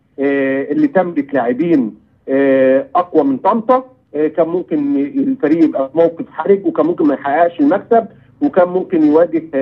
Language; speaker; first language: Arabic; native; Arabic